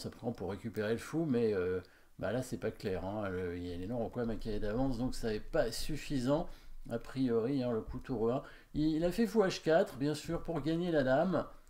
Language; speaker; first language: French; native; French